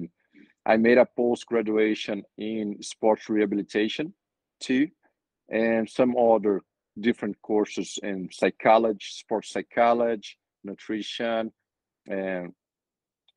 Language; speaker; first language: English; non-native, fluent; Portuguese